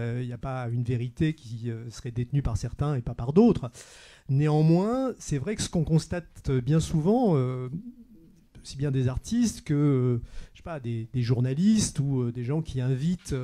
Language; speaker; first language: French; native; French